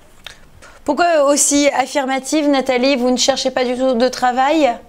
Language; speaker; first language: French; native; French